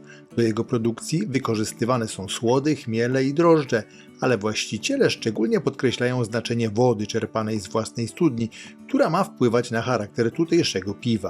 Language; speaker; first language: Polish; native; Polish